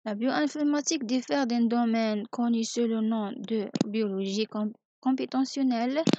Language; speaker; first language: French; non-native, local second language; Arabic